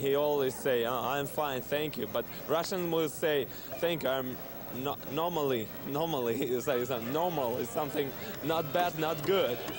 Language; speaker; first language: English; non-native, learner; Russian